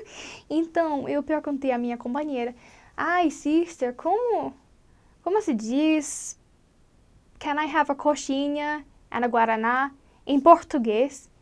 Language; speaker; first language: Portuguese; non-native, learner; English